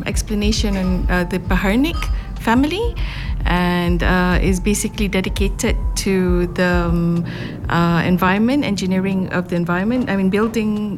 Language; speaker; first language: English; non-native, local second language; Malay